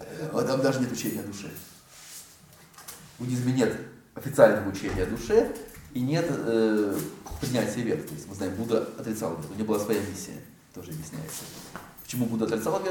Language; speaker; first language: Russian; native; Russian